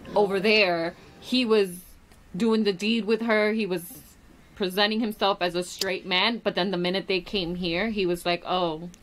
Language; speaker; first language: English; early bilingual, other home language; Spanish